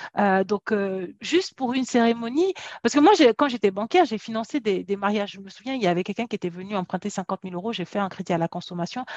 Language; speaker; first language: French; native; French